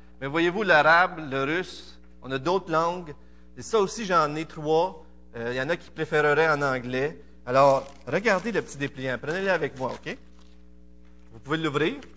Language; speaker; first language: French; native; French